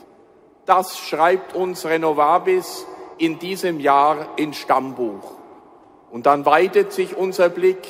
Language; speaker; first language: German; native; German